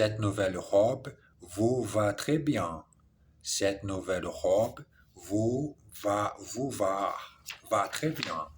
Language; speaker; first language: French; non-native, learner; English